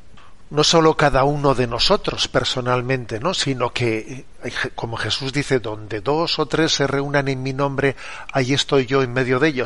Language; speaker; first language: Spanish; native; Spanish